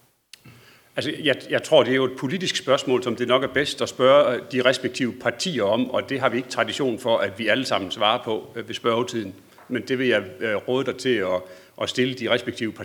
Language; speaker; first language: Danish; native; Danish